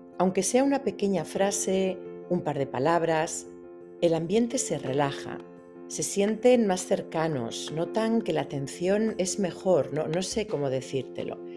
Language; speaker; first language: Spanish; native; Spanish